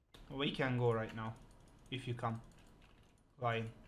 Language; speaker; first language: English; non-native, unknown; Turkish